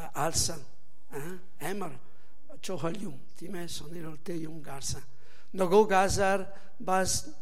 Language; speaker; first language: Mongolian; non-native, learner; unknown